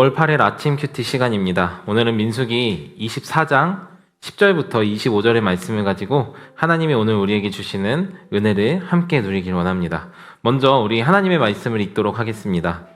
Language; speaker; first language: Korean; native; Korean